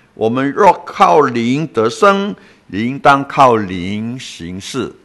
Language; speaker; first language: Chinese; non-native, local second language; Cantonese